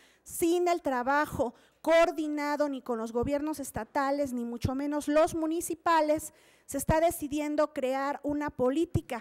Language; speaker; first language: Spanish; native; Spanish